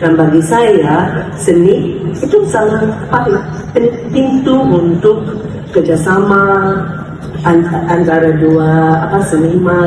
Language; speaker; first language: Indonesian; non-native, fluent; English